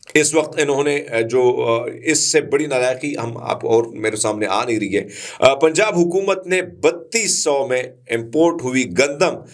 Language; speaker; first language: Urdu; non-native, local second language; Punjabi